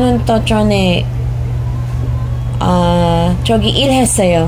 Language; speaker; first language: Korean; non-native, learner; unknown